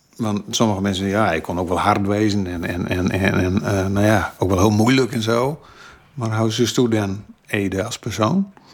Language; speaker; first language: Dutch; native; Dutch